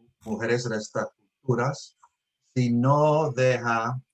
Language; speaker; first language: Spanish; early bilingual, heritage; Spanish